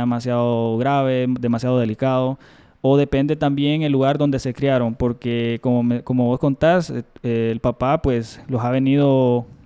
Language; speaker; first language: Spanish; native; Spanish